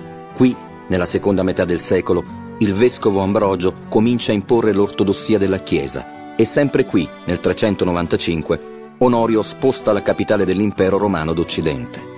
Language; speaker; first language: Italian; native; Italian